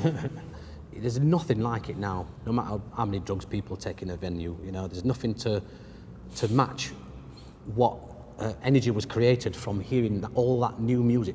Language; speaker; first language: English; native; English